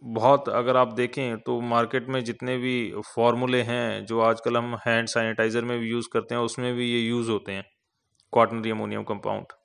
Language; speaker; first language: Hindi; non-native, local second language; Punjabi